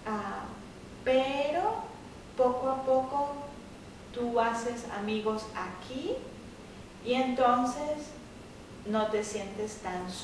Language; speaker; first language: Spanish; native; Spanish